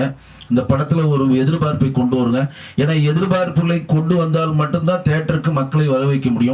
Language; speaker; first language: Tamil; native; Tamil